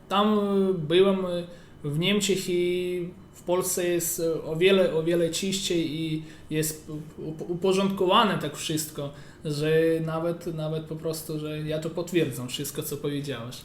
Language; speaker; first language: Polish; non-native, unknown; Ukrainian